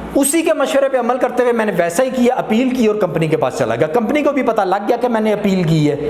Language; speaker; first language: Urdu; non-native, local second language; Punjabi